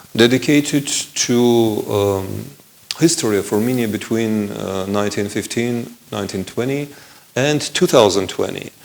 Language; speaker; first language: English; non-native, fluent; Armenian